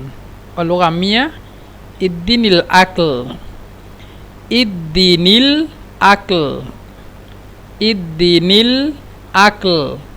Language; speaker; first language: Arabic; non-native, fluent; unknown